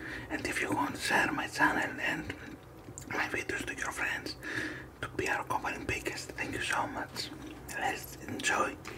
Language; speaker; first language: English; non-native, learner; Greek